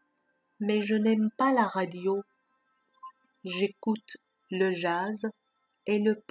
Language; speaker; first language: French; non-native, fluent; Persian